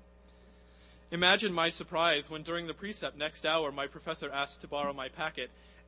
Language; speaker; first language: English; native; English